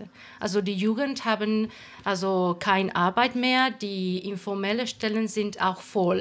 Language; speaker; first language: German; non-native, fluent; Spanish